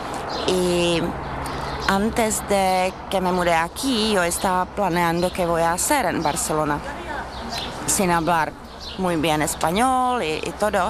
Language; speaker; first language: Spanish; non-native, learner; Czech